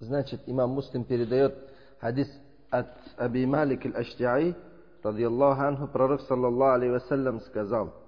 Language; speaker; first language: Russian; non-native, learner; Uzbek